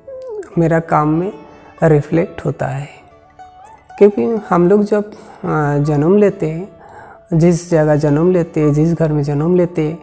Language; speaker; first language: Hindi; non-native, local second language; Bangla